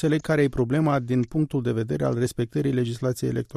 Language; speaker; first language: Romanian; native; Romanian